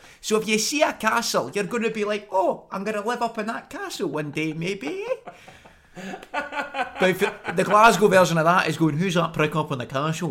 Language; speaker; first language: English; native; English